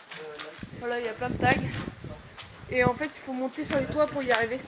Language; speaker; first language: French; native; French